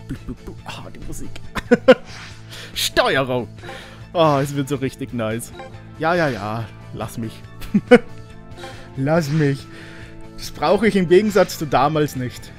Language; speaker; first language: German; native; German